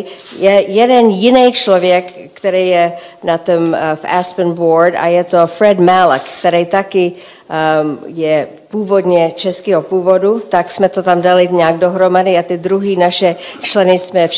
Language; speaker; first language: Czech; early bilingual, heritage; Czech